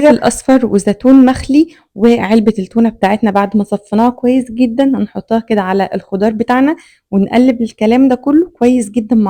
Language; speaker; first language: Arabic; native; Arabic